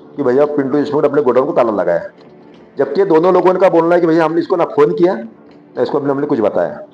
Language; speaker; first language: Hindi; non-native, local second language; Marathi